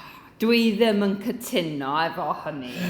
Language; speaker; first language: Welsh; non-native, learner; English